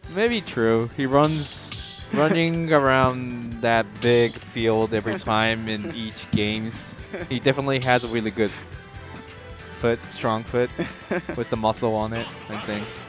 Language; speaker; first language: English; non-native, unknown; Japanese